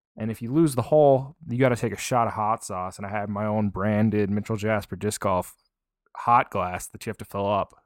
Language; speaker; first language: English; native; English